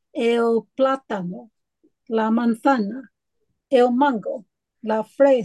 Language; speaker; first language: Spanish; non-native, learner; Chinese